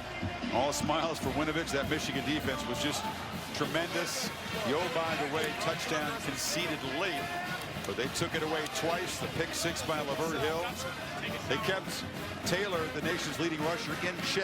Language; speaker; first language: English; native; English